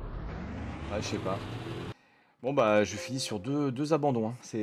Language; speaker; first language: French; native; French